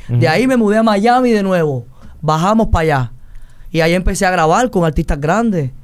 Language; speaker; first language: Spanish; native; Spanish